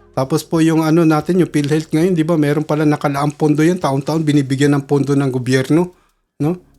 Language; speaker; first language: Filipino; early bilingual, heritage; Filipino